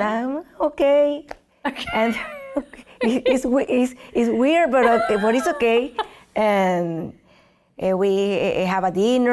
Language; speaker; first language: English; non-native, learner; Spanish